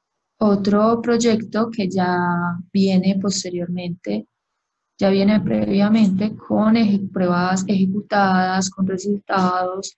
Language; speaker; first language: Spanish; native; Spanish